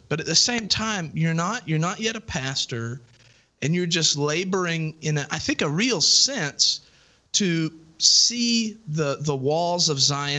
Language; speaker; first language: English; native; English